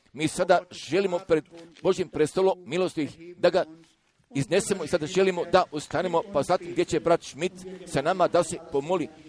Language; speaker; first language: Croatian; early bilingual, heritage; Croatian